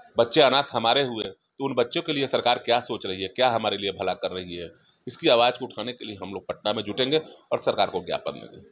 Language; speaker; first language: Hindi; native; Hindi